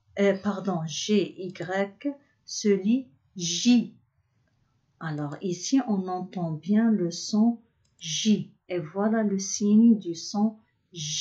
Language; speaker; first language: French; non-native, local second language; Arabic